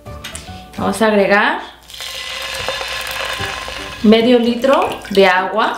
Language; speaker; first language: Spanish; non-native, fluent; Korean